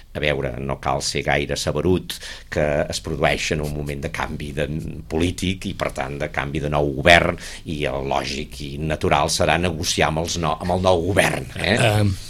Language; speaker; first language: Catalan; native; Catalan